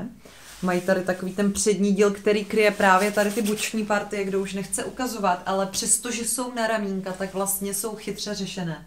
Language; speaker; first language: Czech; native; Czech